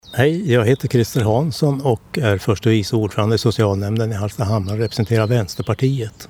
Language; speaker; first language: Swedish; native; Swedish